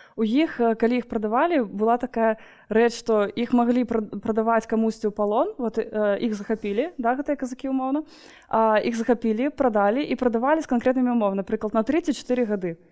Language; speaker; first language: Belarusian; non-native, local second language; Russian